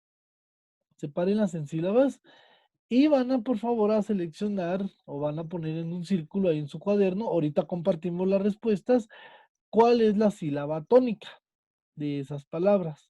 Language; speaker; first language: Spanish; native; Spanish